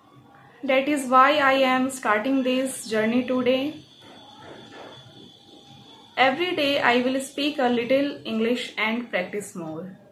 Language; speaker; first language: English; non-native, learner; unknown